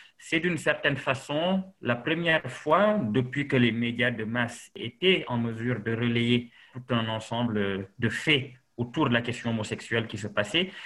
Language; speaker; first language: French; non-native, local second language; Serer